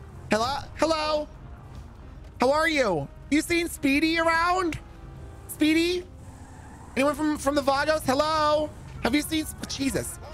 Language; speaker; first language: English; native; English